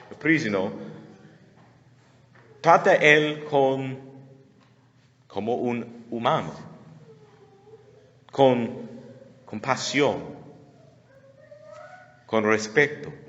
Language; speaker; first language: Spanish; non-native, learner; English